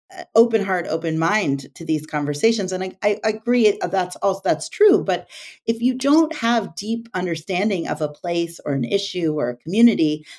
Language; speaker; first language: English; native; English